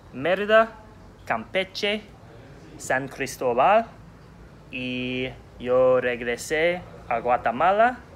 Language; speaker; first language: Spanish; non-native, learner; English